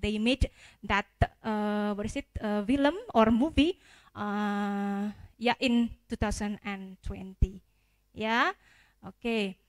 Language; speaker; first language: English; non-native, fluent; Indonesian